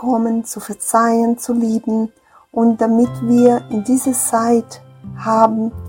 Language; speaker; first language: German; non-native, fluent; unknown